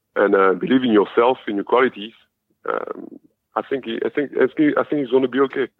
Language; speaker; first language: English; non-native, fluent; French